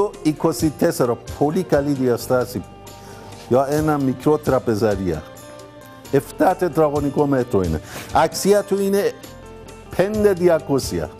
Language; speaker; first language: Greek; non-native, learner; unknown